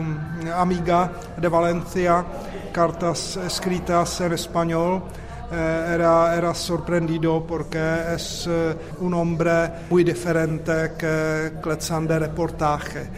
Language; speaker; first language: Spanish; non-native, fluent; Czech